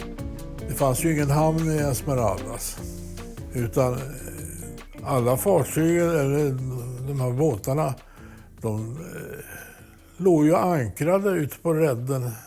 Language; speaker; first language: Swedish; native; Swedish